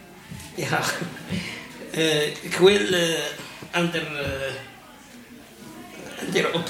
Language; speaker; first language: Dutch; non-native, learner; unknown